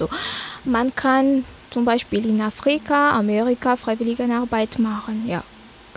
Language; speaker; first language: German; non-native, fluent; Malagasy